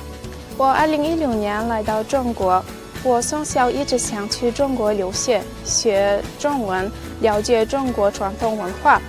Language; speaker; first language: Chinese; non-native, fluent; Turkmen